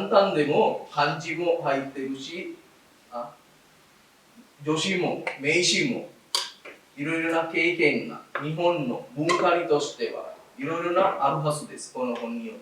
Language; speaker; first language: Japanese; non-native, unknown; Sinhala